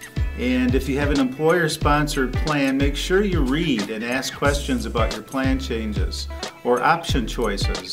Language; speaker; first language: English; native; English